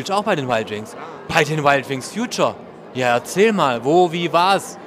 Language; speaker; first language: German; native; German